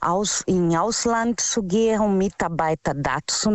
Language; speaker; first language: German; non-native, learner; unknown